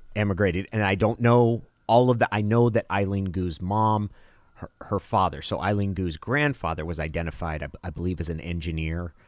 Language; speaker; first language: English; early bilingual, other home language; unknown